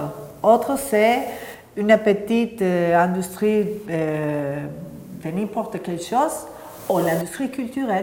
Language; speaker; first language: French; non-native, fluent; Spanish